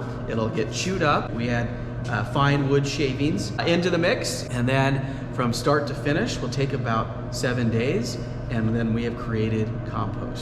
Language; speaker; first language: English; native; English